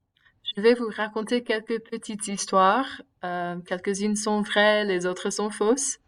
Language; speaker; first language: French; non-native, fluent; English